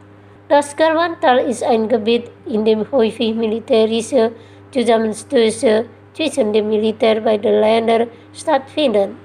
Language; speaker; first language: German; non-native, fluent; Indonesian